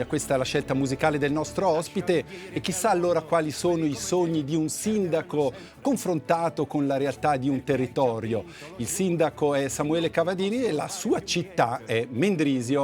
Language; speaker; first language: Italian; native; Italian